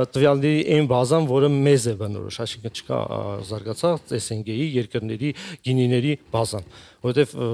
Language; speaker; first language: Armenian; native; Armenian